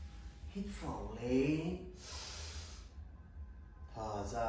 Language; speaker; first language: Vietnamese; non-native, learner; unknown